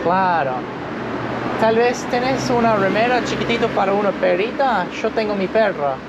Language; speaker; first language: Spanish; non-native, learner; English